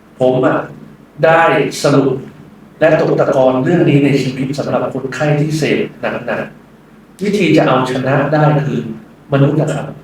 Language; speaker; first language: Thai; native; Thai